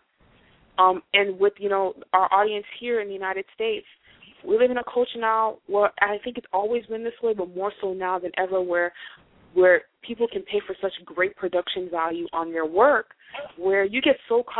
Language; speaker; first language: English; non-native, fluent; Haitian Creole